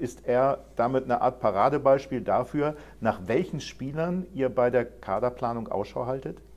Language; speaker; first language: German; native; German